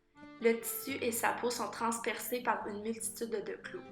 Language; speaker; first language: French; native; French